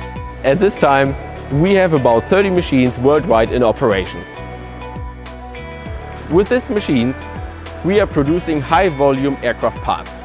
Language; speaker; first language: English; non-native, fluent; German